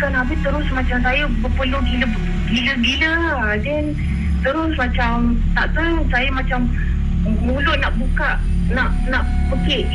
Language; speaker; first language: Malay; native; Malay